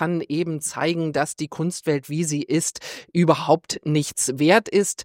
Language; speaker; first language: German; native; German